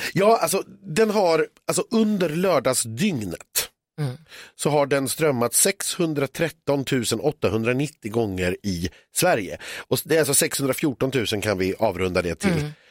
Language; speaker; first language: Swedish; native; Swedish